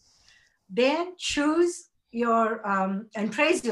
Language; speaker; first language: English; non-native, local second language; Gujarati